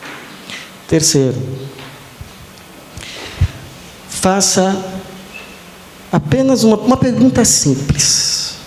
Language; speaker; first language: Portuguese; native; Portuguese